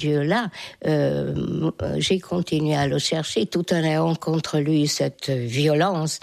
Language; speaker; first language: French; non-native, fluent; Hungarian